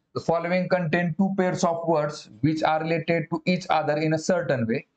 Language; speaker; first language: English; non-native, local second language; Marathi